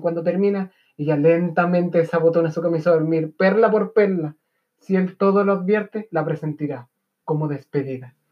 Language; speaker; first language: Spanish; native; Spanish